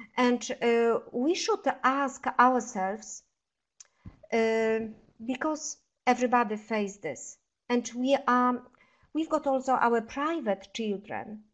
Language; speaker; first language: English; non-native, fluent; Polish